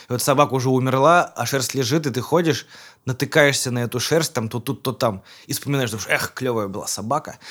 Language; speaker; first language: Russian; native; Russian